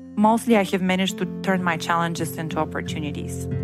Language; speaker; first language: English; non-native, fluent; Bulgarian